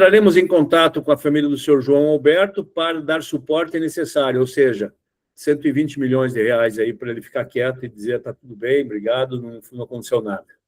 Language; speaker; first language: Portuguese; native; Portuguese